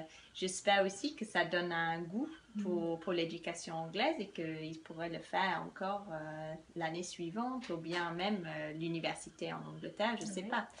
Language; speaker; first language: French; non-native, fluent; English